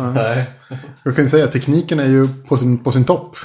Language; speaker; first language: Swedish; early bilingual, other home language; Spanish